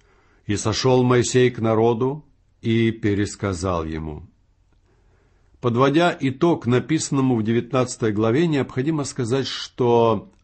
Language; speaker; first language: Russian; native; Russian